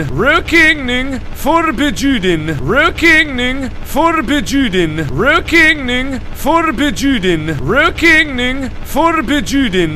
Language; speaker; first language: Swedish; non-native, learner; English